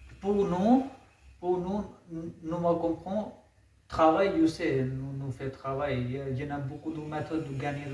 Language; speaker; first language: French; non-native, learner; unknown